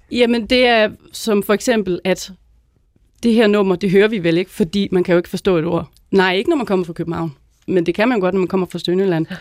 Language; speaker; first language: Danish; native; Danish